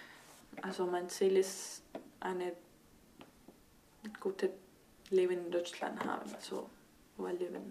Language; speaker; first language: German; early bilingual, heritage; Spanish